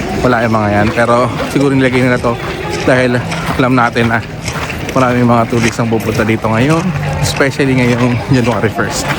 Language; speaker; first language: Filipino; native; Filipino